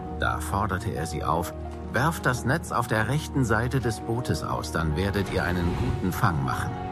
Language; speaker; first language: German; native; German